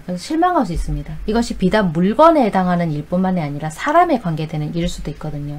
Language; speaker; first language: Korean; native; Korean